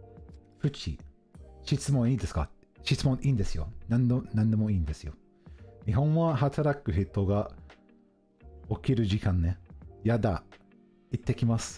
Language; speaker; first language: Japanese; non-native, fluent; English